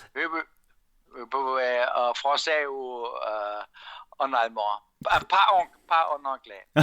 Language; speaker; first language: French; non-native, fluent; German